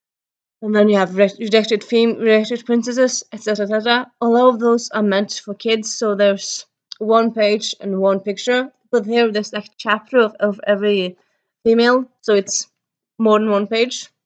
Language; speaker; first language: English; early bilingual, heritage; Norwegian